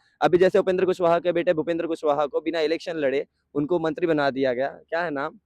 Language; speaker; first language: Hindi; native; Hindi